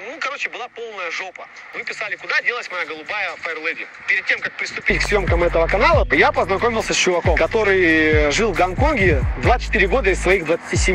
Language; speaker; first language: Russian; native; Russian